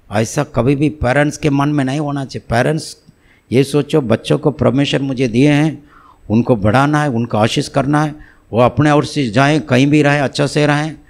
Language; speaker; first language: Hindi; non-native, local second language; Tamil